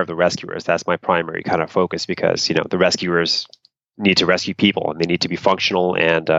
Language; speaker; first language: English; native; English